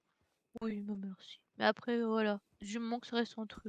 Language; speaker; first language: French; native; French